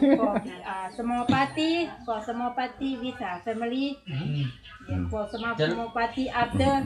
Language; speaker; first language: English; non-native, learner; Thai